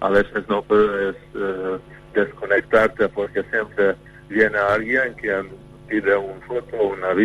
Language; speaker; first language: Spanish; non-native, fluent; Hungarian